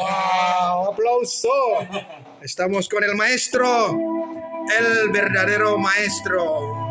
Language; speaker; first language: Spanish; non-native, fluent; Indonesian